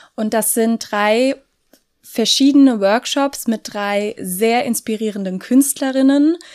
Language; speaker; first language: German; native; German